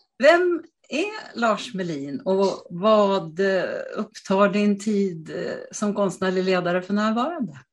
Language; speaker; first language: Swedish; native; Swedish